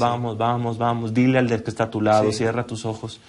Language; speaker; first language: Spanish; native; Spanish